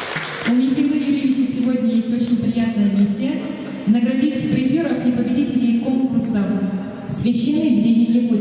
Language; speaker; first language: Russian; native; Russian